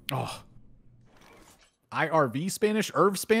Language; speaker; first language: English; native; English